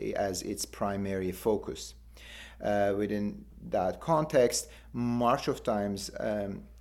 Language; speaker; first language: English; non-native, fluent; Turkish